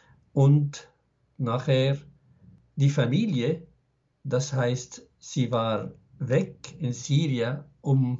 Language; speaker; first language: German; non-native, fluent; Arabic